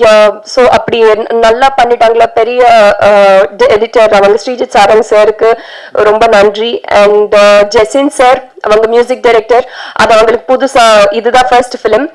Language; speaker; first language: Tamil; non-native, learner; Telugu